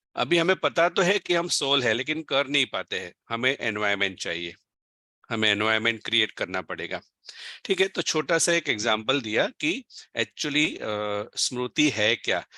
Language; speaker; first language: Hindi; non-native, local second language; Gujarati